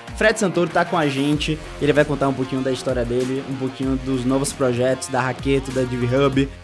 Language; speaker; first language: Portuguese; native; Portuguese